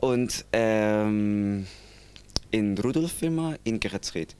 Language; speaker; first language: German; non-native, learner; Persian